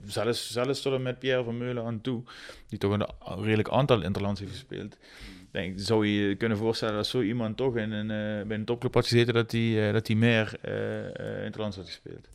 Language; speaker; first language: Dutch; native; Dutch